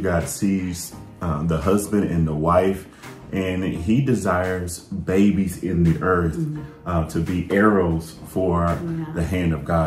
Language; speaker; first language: English; native; English